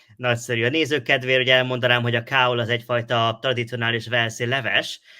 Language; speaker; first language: Hungarian; native; Hungarian